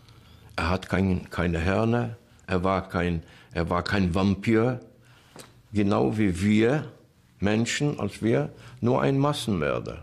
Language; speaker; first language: German; non-native, fluent; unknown